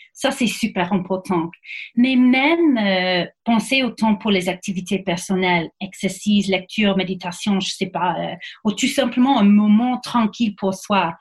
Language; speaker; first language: French; non-native, fluent; English